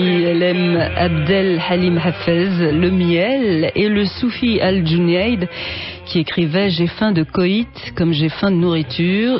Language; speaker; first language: French; native; French